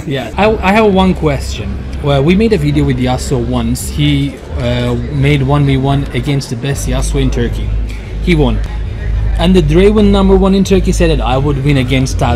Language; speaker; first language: English; non-native, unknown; Turkish